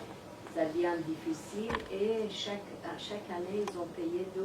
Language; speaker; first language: French; non-native, learner; Persian